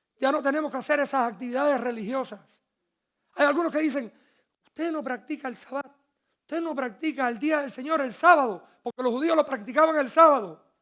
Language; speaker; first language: Spanish; early bilingual, heritage; Spanish